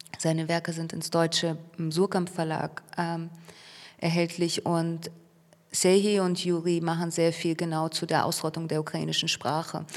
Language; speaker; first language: German; early bilingual, other home language; Russian